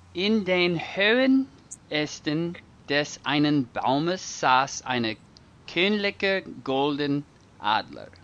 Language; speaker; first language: German; non-native, learner; English